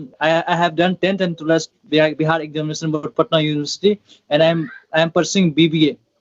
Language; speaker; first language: English; non-native, learner; Hindi